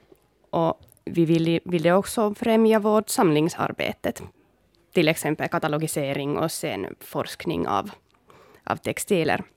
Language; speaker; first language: Swedish; non-native, local second language; Finnish